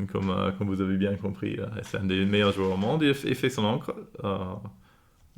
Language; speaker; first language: French; non-native, fluent; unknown